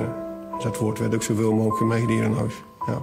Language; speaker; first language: Dutch; native; Dutch